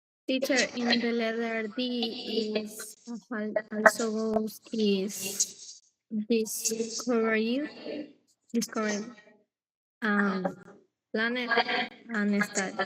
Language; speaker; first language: English; non-native, learner; Spanish